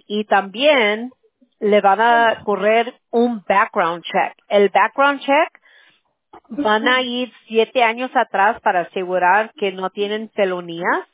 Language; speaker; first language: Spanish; early bilingual, other home language; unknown